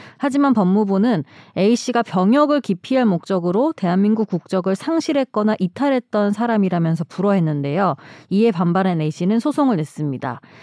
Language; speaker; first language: Korean; native; Korean